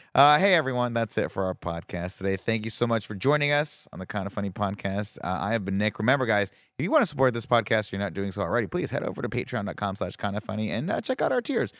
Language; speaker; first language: English; native; English